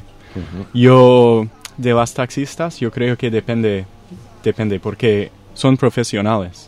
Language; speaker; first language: Spanish; non-native, fluent; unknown